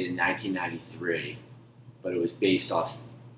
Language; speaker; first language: English; native; English